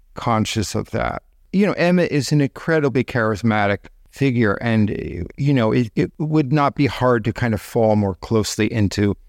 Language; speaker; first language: English; native; English